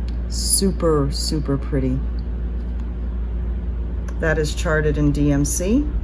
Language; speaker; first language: English; native; English